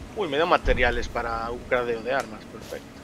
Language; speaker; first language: Spanish; native; Spanish